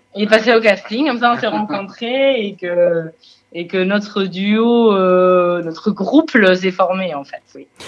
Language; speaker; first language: French; non-native, fluent; German